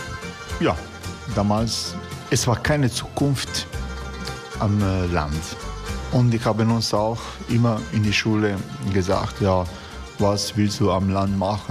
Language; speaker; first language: German; non-native, learner; Croatian